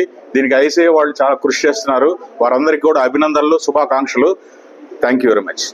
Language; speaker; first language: Telugu; native; Telugu